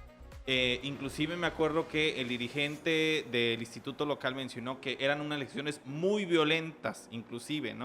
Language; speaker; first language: Spanish; native; Spanish